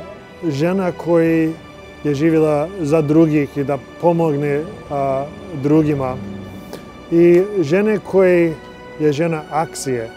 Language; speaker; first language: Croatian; non-native, learner; English